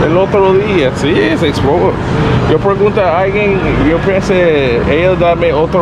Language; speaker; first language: Spanish; non-native, learner; English